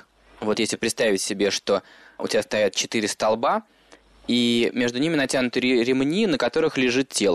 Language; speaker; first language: Russian; native; Russian